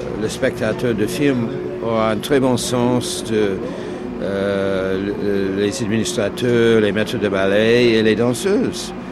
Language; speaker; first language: French; non-native, fluent; English